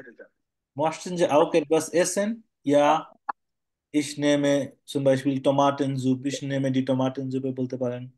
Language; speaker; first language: German; non-native, fluent; Bangla